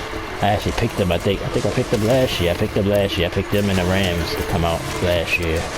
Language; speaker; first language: English; native; English